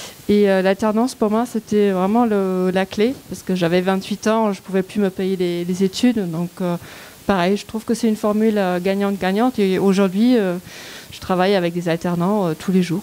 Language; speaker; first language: French; non-native, fluent; German